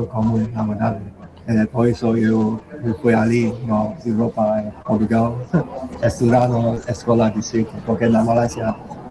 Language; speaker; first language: Portuguese; non-native, fluent; Malay